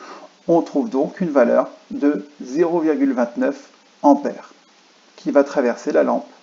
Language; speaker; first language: French; native; French